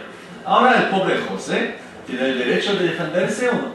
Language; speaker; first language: Spanish; non-native, fluent; French